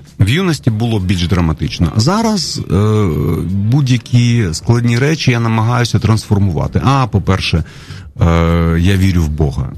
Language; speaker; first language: Ukrainian; non-native, local second language; Russian